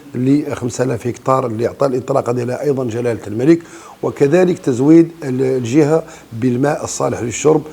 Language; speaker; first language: Arabic; native; Arabic